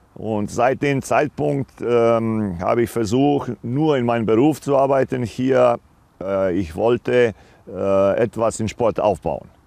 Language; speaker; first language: German; non-native, fluent; Croatian